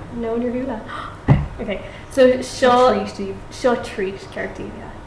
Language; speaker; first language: Irish; non-native, local second language; English